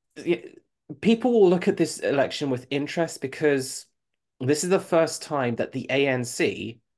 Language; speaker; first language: English; native; English